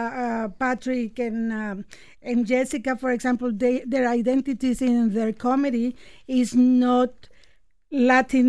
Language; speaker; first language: English; non-native, fluent; Spanish